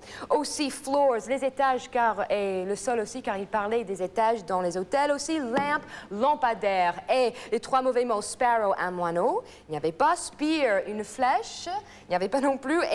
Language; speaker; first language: French; non-native, fluent; English